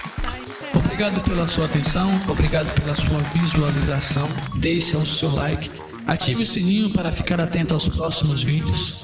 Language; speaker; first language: Portuguese; native; Portuguese